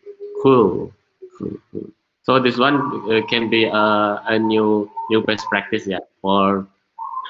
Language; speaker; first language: English; non-native, learner; Indonesian